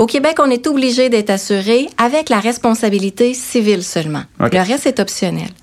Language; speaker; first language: French; native; French